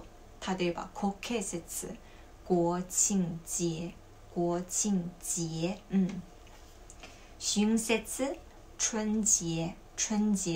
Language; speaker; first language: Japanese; non-native, fluent; Chinese